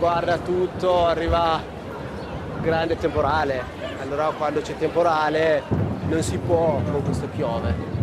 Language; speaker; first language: Italian; non-native, learner; Tigrinya